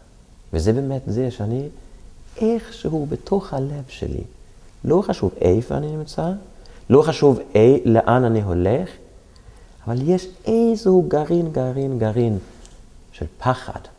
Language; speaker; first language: Hebrew; non-native, fluent; Swedish